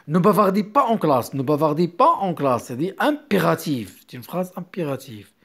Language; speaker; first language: French; non-native, local second language; Arabic